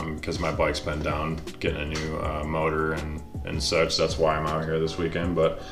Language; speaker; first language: English; native; English